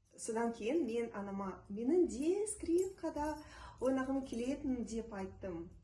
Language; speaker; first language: Kazakh; non-native, local second language; Russian